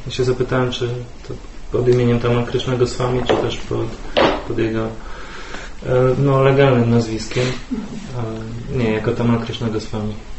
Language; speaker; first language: Polish; native; Polish